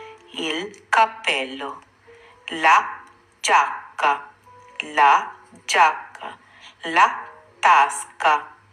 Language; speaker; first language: Italian; non-native, fluent; Sinhala